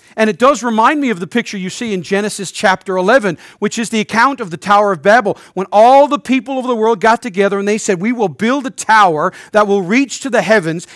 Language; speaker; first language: English; native; English